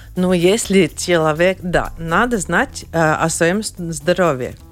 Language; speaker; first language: Russian; non-native, learner; Latvian